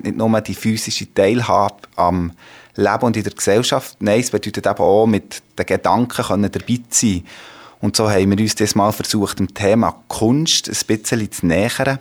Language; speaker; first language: German; native; German